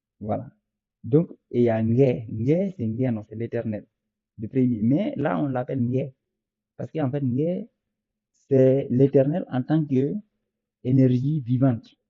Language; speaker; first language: French; non-native, local second language; Fula